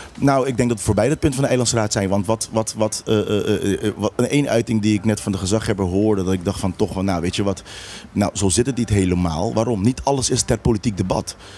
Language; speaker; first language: Dutch; non-native, local second language; Papiamento